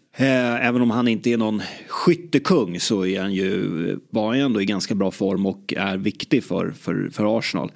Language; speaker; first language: Swedish; native; Swedish